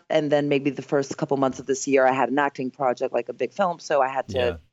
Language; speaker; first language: English; early bilingual, other home language; Greek